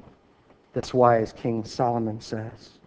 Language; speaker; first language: English; native; English